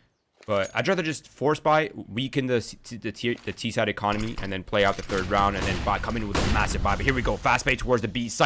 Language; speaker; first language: English; native; English